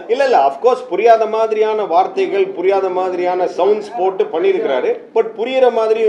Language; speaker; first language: Tamil; native; Tamil